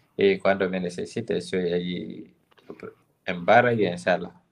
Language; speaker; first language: Spanish; non-native, fluent; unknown